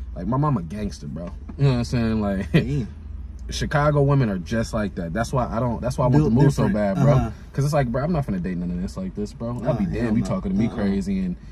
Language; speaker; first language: English; native; English